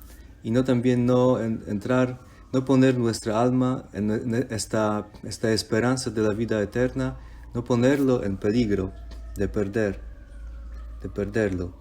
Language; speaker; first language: Spanish; non-native, fluent; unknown